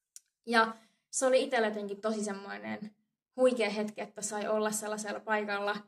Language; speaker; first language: Finnish; native; Finnish